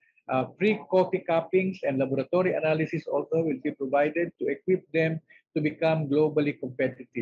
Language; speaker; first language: English; non-native, local second language; Filipino